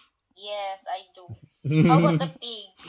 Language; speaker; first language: English; non-native, local second language; Cebuano